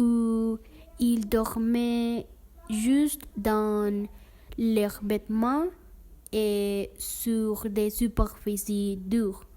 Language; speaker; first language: French; non-native, learner; Spanish